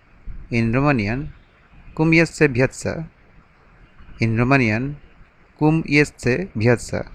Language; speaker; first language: Romanian; non-native, learner; Bangla